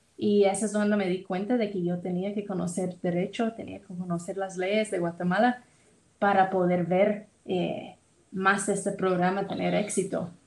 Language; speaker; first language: Spanish; non-native, fluent; English